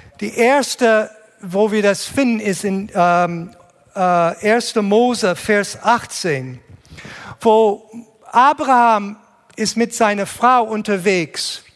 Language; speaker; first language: German; non-native, fluent; English